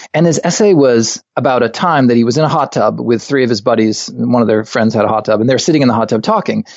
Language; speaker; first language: English; native; English